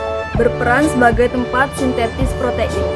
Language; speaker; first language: Indonesian; native; Indonesian